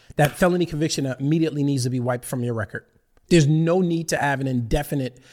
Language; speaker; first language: English; native; English